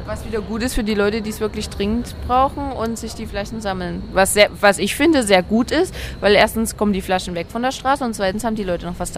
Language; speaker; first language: German; native; German